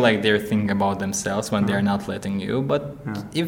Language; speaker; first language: English; non-native, fluent; Azerbaijani